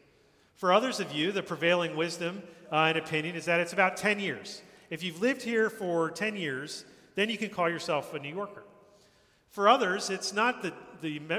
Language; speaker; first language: English; native; English